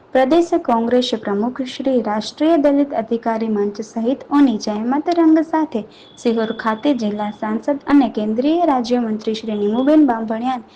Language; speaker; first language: Gujarati; native; Gujarati